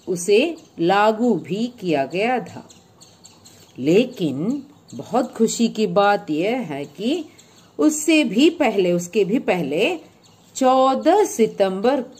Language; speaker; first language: Hindi; non-native, local second language; Malayalam